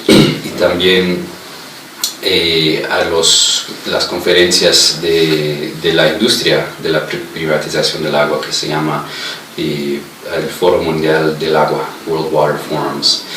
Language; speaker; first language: Spanish; non-native, fluent; English